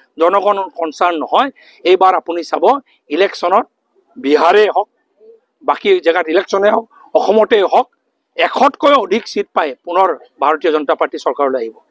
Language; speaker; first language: Assamese; non-native, local second language; Mising